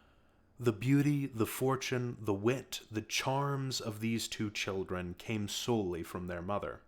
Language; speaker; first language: English; native; English